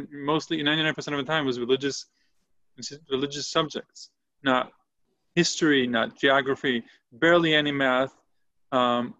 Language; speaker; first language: English; non-native, fluent; Hebrew